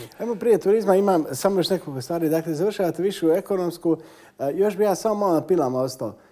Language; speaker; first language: Croatian; native; Croatian